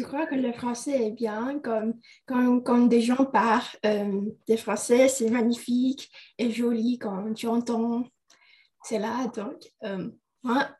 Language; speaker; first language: French; non-native, learner; Indonesian